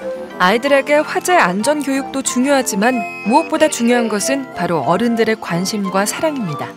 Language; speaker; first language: Korean; native; Korean